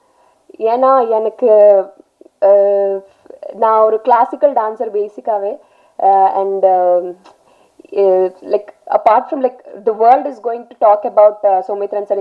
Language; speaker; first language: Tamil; non-native, learner; Telugu